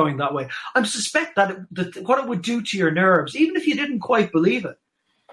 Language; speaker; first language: English; native; English